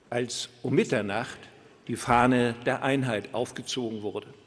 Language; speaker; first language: German; native; German